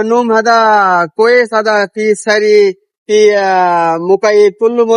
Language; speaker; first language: Arabic; non-native, local second language; Bangla